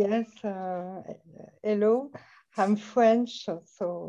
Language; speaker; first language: English; non-native, fluent; French